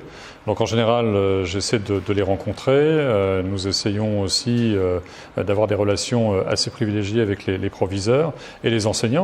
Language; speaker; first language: French; native; French